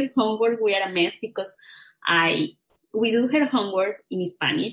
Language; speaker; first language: English; non-native, fluent; Spanish